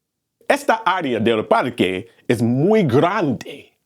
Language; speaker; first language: Spanish; non-native, learner; English